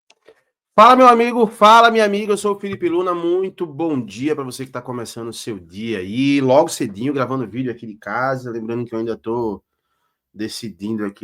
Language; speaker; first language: Portuguese; native; Portuguese